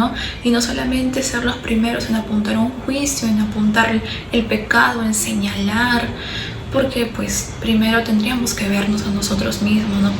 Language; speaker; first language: Spanish; native; Spanish